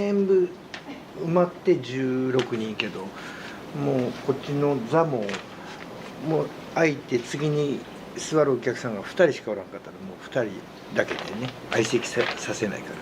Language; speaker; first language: Japanese; native; Japanese